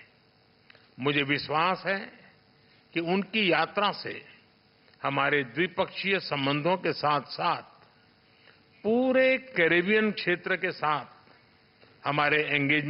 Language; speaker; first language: Hindi; native; Hindi